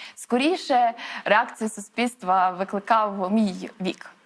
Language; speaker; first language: Ukrainian; native; Ukrainian